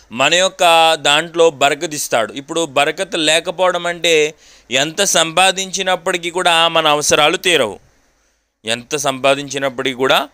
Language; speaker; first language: Telugu; non-native, local second language; Urdu